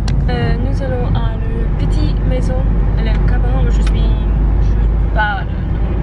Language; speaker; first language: French; non-native, learner; Norwegian